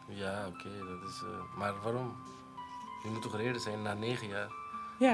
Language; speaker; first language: Dutch; non-native, learner; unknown